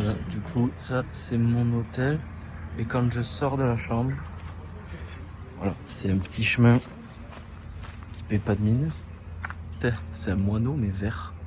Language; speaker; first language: French; native; French